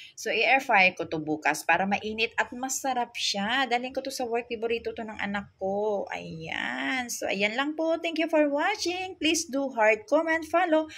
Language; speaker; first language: Filipino; non-native, local second language; Cebuano